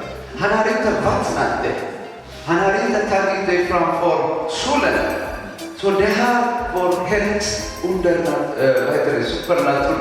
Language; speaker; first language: Swedish; non-native, fluent; Tigrinya